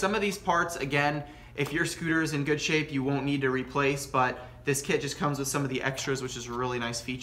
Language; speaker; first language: English; native; English